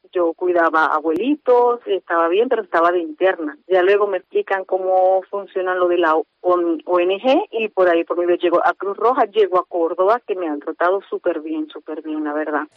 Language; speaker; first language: Spanish; native; Spanish